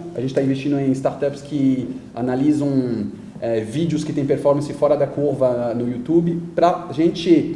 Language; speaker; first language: Portuguese; non-native, fluent; French